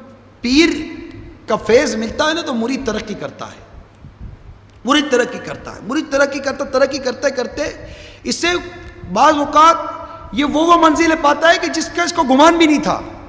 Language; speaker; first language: Urdu; native; Urdu